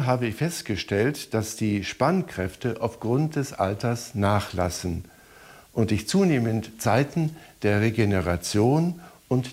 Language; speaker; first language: German; native; German